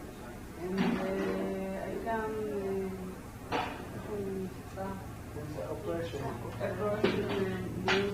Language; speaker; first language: English; non-native, learner; Amharic